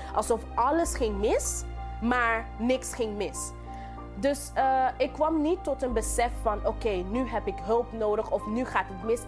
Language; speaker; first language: Dutch; non-native, local second language; English